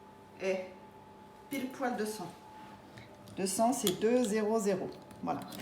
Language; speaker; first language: French; native; French